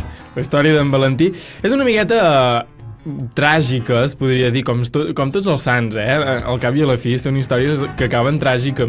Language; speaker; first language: Catalan; native; Catalan